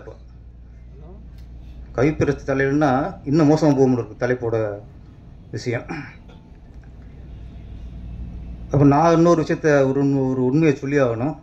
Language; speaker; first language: Tamil; native; Tamil